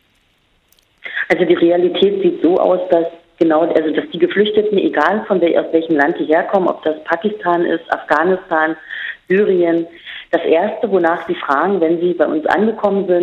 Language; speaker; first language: German; native; German